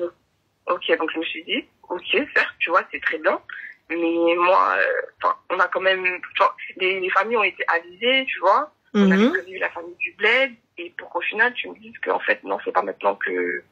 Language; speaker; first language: French; native; French